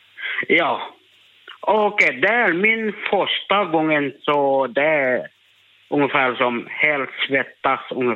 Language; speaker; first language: Swedish; non-native, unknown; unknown